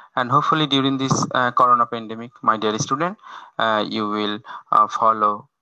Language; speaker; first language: English; non-native, local second language; Bangla